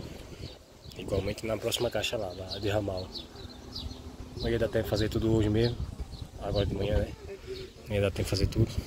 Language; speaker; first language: Portuguese; native; Portuguese